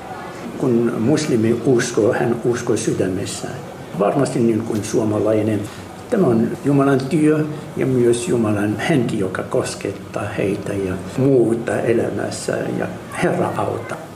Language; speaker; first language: Finnish; non-native, fluent; Arabic